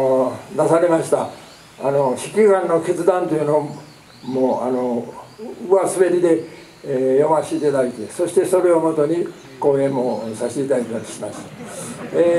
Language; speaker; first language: Japanese; native; Japanese